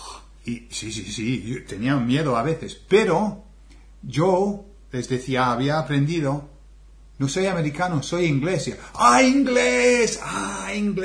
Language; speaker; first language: Spanish; non-native, fluent; English